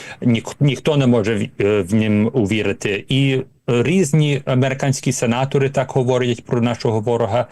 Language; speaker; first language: Ukrainian; early bilingual, heritage; Ukrainian